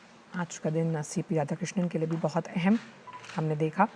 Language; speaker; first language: Hindi; native; Hindi